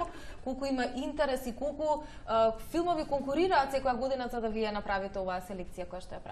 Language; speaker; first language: Macedonian; native; Macedonian